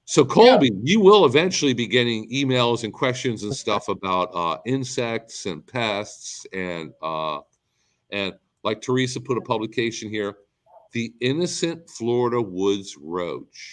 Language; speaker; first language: English; native; English